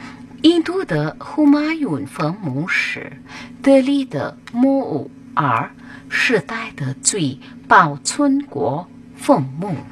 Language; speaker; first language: Chinese; non-native, fluent; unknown